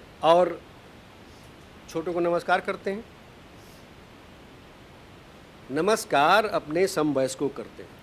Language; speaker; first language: Hindi; native; Hindi